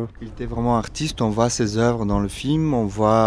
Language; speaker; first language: French; non-native, fluent; Bulgarian